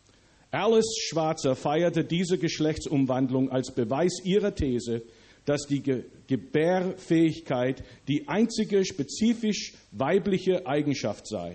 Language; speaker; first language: German; early bilingual, other home language; English